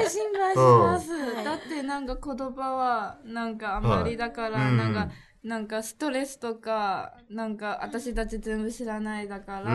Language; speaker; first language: Japanese; non-native, learner; Chinese